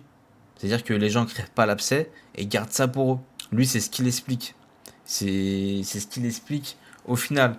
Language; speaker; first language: French; native; French